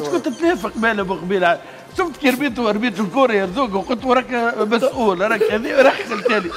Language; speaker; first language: Arabic; native; Arabic